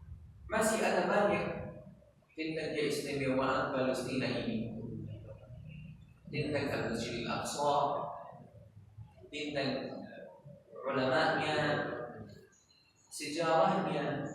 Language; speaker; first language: Indonesian; non-native, learner; Arabic